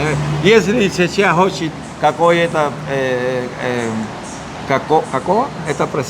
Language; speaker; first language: Russian; non-native, learner; Spanish